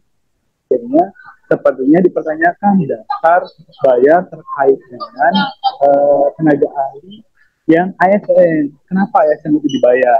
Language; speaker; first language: Indonesian; native; Indonesian